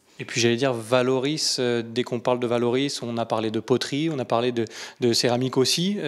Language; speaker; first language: French; native; French